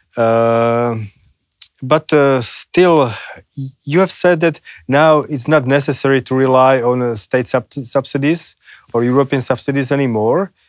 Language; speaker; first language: English; non-native, fluent; Slovak